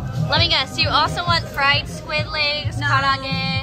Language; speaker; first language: English; native; English